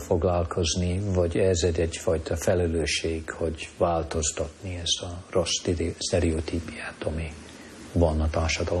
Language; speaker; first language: Hungarian; non-native, fluent; English